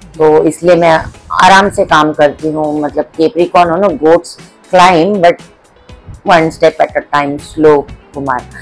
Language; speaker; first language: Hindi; non-native, local second language; Marathi